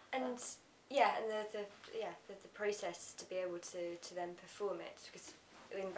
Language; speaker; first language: English; native; English